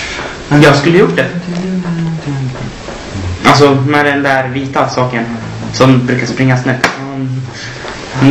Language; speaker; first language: Swedish; native; Swedish